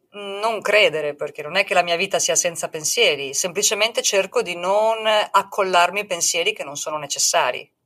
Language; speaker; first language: Italian; native; Italian